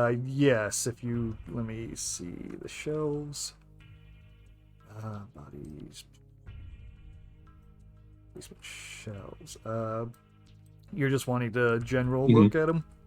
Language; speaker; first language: English; native; English